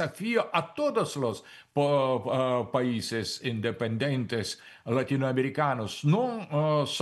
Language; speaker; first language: Spanish; non-native, fluent; Russian